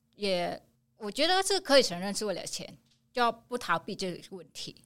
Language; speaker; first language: Chinese; non-native, fluent; Vietnamese